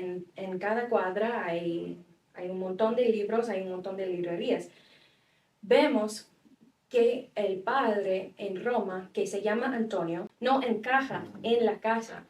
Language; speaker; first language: Spanish; non-native, fluent; English